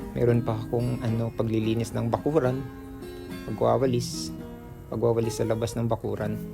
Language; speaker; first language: Filipino; native; Filipino